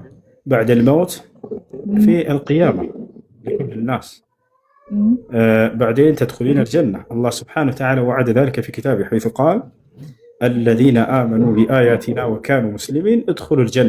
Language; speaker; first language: Arabic; non-native, fluent; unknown